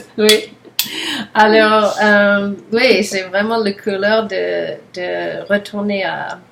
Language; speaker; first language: French; non-native, learner; English